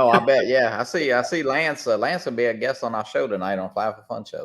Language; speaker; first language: English; native; English